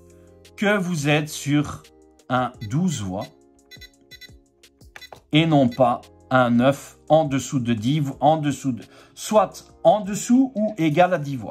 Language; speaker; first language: French; native; French